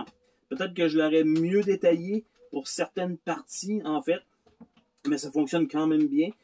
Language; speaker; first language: French; native; French